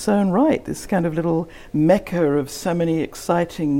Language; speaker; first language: English; native; English